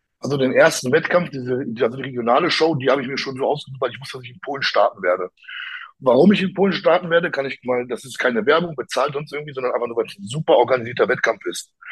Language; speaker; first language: German; early bilingual, other home language; Polish